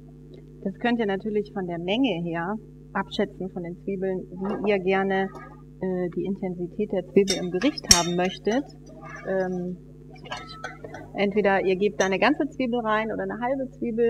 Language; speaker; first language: German; native; German